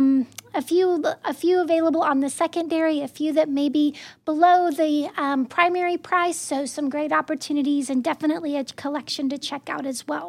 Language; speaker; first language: English; native; English